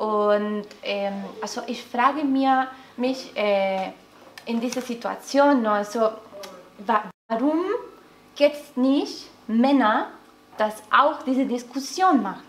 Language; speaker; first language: German; non-native, learner; Spanish